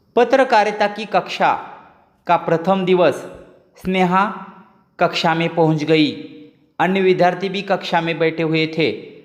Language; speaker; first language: Hindi; non-native, local second language; Marathi